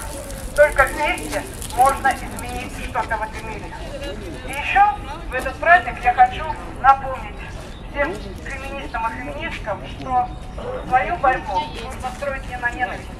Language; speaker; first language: Russian; native; Russian